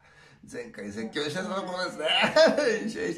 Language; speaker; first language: Japanese; native; Japanese